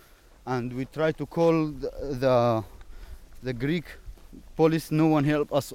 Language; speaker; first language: English; non-native, learner; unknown